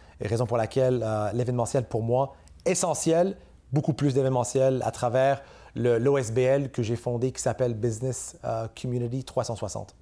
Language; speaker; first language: French; native; French